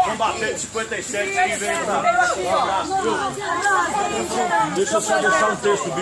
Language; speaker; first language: Portuguese; native; Portuguese